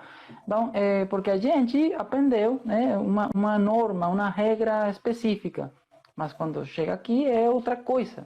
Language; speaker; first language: Portuguese; non-native, fluent; Spanish